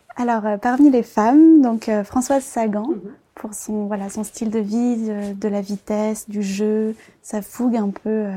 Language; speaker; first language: French; early bilingual, other home language; Vietnamese